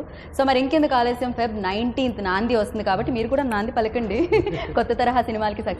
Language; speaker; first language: Telugu; native; Telugu